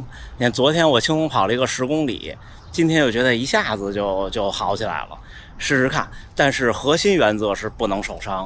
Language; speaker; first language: Chinese; native; Chinese